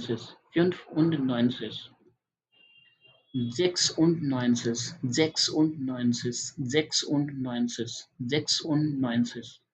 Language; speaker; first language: German; non-native, fluent; Hindi